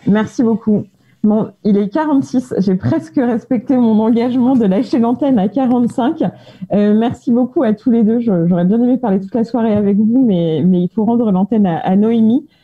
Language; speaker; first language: French; native; French